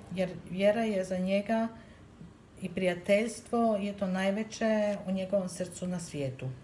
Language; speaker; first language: Serbian; early bilingual, heritage; Serbian